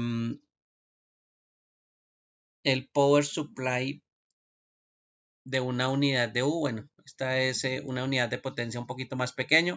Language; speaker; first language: Spanish; native; Spanish